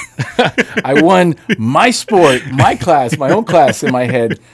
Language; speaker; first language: English; native; English